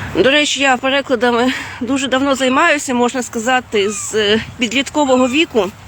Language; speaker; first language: Ukrainian; non-native, fluent; Lithuanian